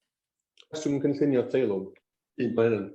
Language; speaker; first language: Welsh; native; Welsh